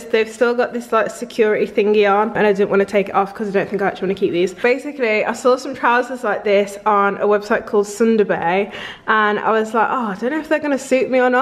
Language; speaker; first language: English; native; English